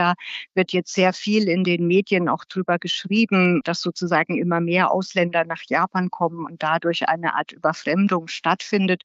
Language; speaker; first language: German; native; German